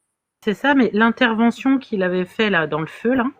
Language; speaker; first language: French; native; French